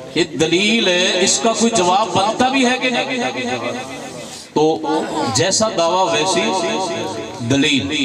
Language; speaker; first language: Urdu; non-native, local second language; Punjabi